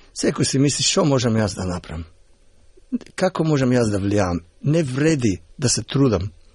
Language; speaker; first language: Macedonian; early bilingual, heritage; Macedonian